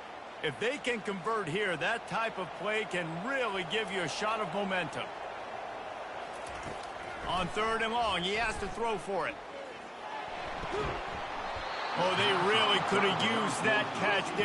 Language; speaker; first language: English; native; English